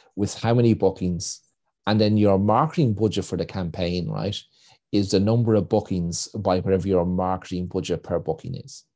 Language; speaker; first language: English; native; English